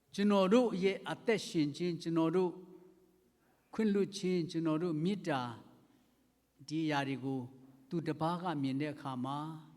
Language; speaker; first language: Burmese; non-native, local second language; Tedim Chin